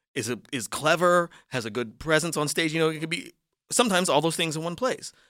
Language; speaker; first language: English; native; English